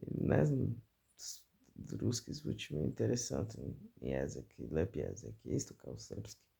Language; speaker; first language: Bosnian; non-native, fluent; Portuguese